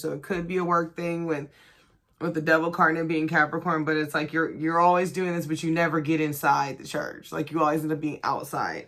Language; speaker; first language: English; native; English